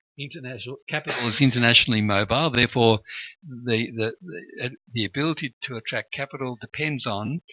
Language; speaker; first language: English; native; English